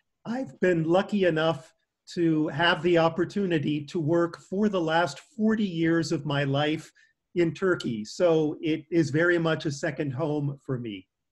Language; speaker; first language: English; native; English